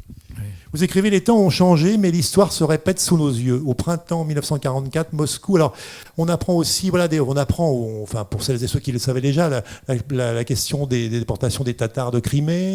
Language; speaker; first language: French; native; French